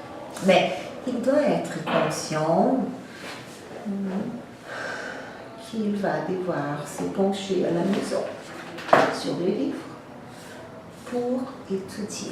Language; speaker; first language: French; non-native, fluent; Portuguese